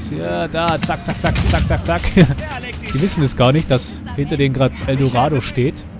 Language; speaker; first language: German; native; German